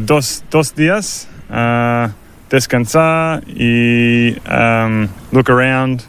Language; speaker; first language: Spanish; non-native, learner; English